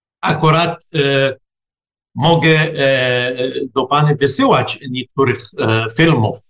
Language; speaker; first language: Polish; non-native, fluent; Arabic